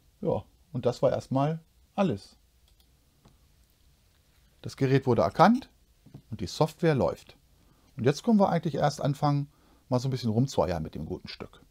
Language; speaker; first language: German; native; German